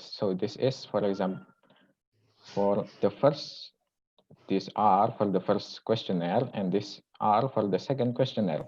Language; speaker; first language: English; non-native, local second language; Indonesian